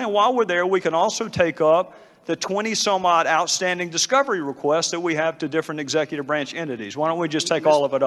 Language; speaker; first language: English; native; English